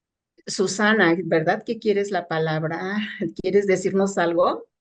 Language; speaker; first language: Spanish; native; Spanish